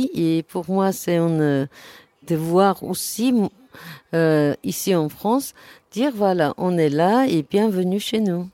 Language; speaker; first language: French; non-native, learner; Armenian